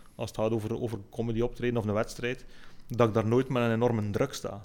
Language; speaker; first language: Dutch; native; Dutch